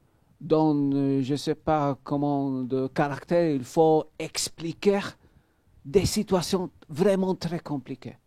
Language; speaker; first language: French; non-native, fluent; Maltese